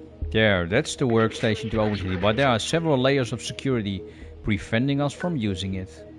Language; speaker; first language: English; non-native, fluent; Dutch